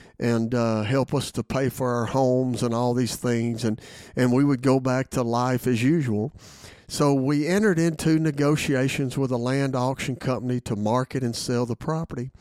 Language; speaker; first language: English; native; English